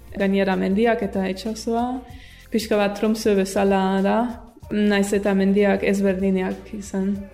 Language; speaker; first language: Basque; non-native, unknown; German